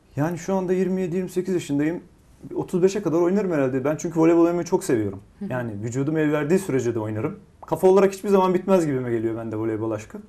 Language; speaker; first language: Turkish; native; Turkish